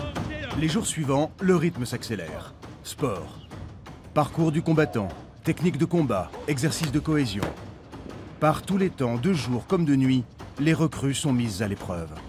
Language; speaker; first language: French; native; French